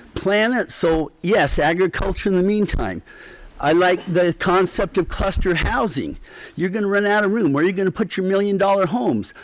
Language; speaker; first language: English; native; English